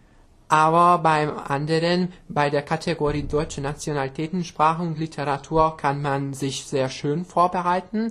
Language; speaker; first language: German; non-native, fluent; Hungarian